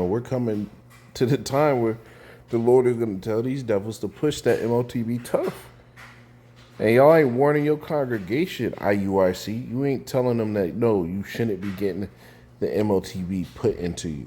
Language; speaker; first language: English; native; English